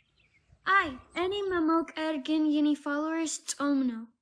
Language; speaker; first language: Amharic; non-native, learner; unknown